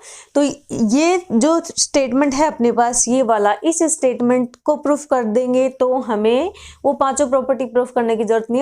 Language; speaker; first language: Hindi; native; Hindi